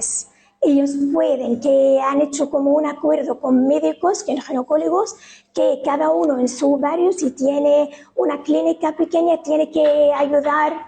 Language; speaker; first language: Spanish; non-native, fluent; Arabic